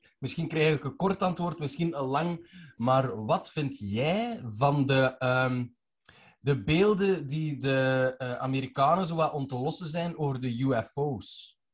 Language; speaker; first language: Dutch; native; Dutch